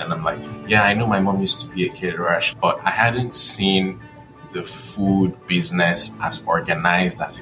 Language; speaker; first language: English; non-native, local second language; Yoruba